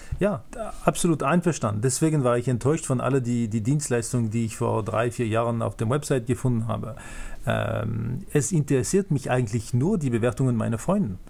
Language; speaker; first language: German; non-native, local second language; French